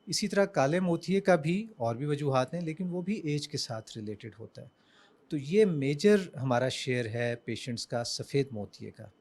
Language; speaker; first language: Urdu; native; Urdu